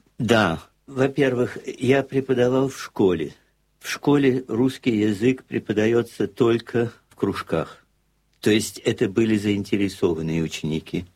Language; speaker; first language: Russian; native; Russian